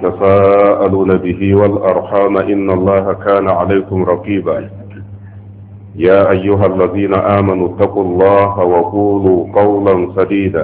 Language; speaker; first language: Arabic; non-native, fluent; Hausa